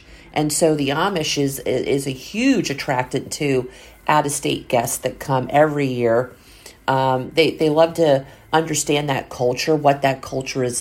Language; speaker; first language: English; native; English